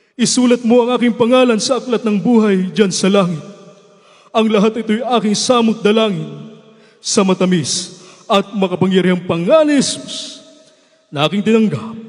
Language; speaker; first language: Filipino; native; Filipino